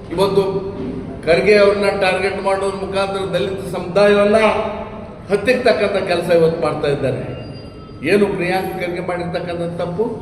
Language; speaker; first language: Kannada; native; Kannada